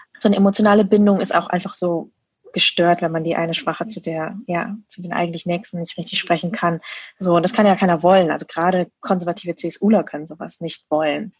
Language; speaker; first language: German; early bilingual, other home language; Vietnamese